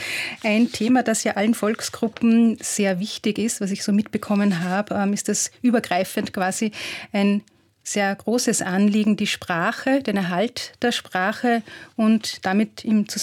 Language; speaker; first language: German; native; German